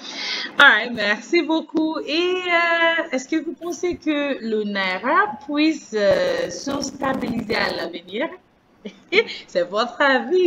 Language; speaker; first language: French; non-native, fluent; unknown